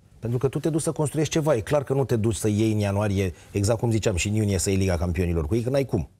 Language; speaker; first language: Romanian; native; Romanian